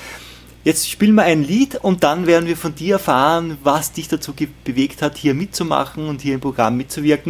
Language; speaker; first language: German; native; German